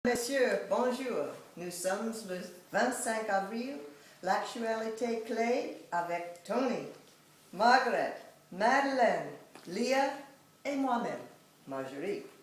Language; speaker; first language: French; non-native, fluent; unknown